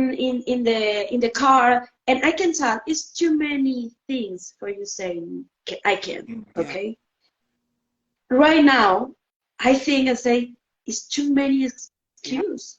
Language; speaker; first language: English; non-native, learner; Spanish